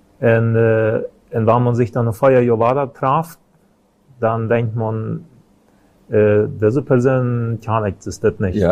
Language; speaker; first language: German; non-native, local second language; Plautdietsch